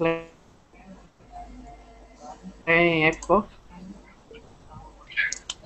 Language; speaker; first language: English; non-native, learner; Spanish